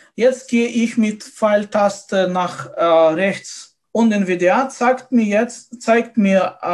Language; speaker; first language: German; non-native, fluent; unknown